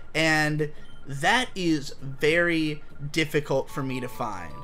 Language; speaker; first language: English; native; English